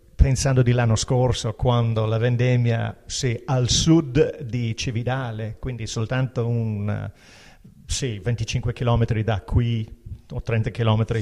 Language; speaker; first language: Italian; non-native, fluent; English